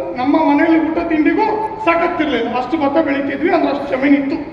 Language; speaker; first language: Kannada; native; Kannada